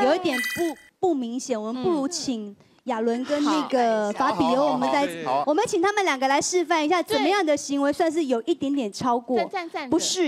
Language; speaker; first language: Chinese; native; Chinese